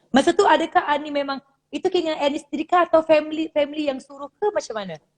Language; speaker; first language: Malay; native; Malay